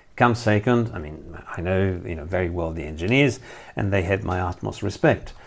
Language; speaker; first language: English; non-native, fluent; Italian